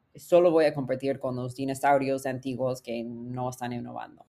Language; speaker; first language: Spanish; non-native, fluent; English